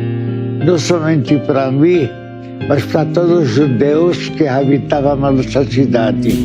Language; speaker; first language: Portuguese; non-native, fluent; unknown